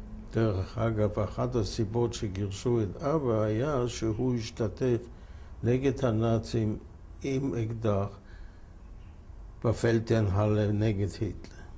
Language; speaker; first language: Hebrew; non-native, fluent; German